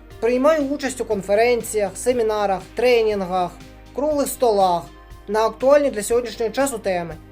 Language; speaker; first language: Ukrainian; native; Ukrainian